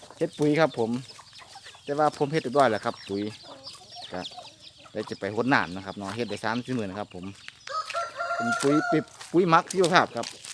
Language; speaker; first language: Thai; native; Thai